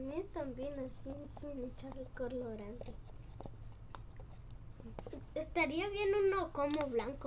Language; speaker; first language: Spanish; native; Spanish